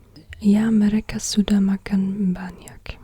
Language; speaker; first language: Indonesian; non-native, learner; English